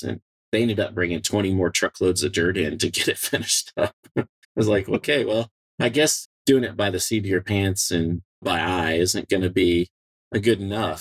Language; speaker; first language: English; native; English